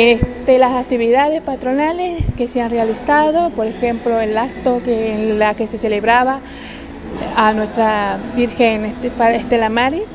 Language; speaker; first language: Spanish; native; Spanish